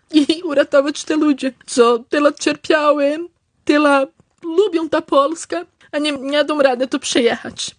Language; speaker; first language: Polish; early bilingual, heritage; Polish